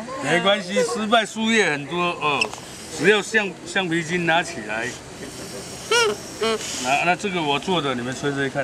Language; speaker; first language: Chinese; native; Chinese